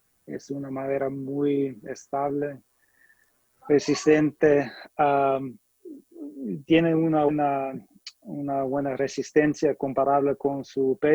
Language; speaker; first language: Spanish; non-native, fluent; English